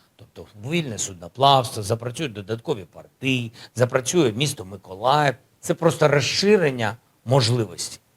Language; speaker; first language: Ukrainian; native; Ukrainian